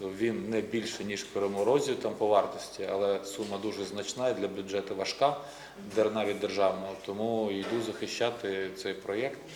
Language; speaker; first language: Ukrainian; native; Ukrainian